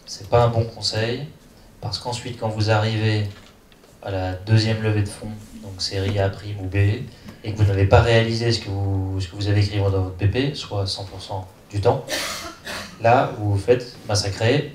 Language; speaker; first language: French; native; French